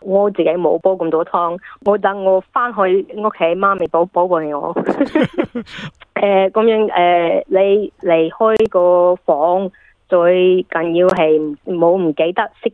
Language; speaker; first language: Cantonese; early bilingual, heritage; English